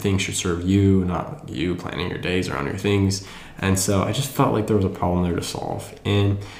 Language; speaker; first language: English; native; English